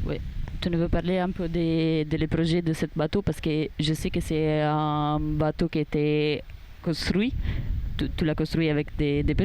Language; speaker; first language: French; non-native, learner; Italian